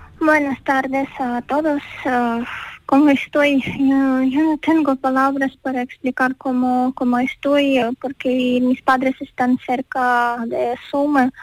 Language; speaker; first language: Spanish; non-native, learner; Ukrainian